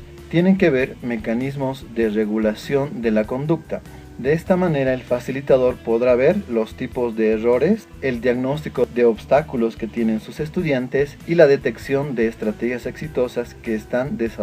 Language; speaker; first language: Spanish; native; Spanish